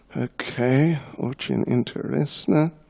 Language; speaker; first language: Russian; non-native, learner; English